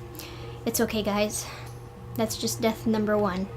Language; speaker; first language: English; native; English